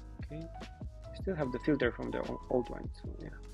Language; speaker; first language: English; non-native, fluent; Polish